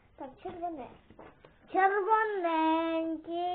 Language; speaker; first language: Polish; non-native, learner; Ukrainian